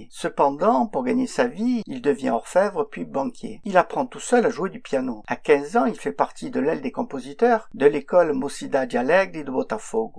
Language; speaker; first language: French; native; French